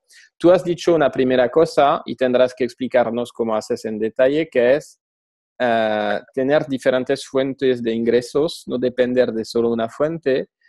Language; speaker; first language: Spanish; non-native, fluent; French